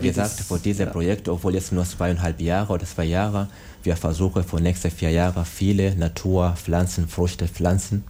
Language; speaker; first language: German; non-native, learner; Swahili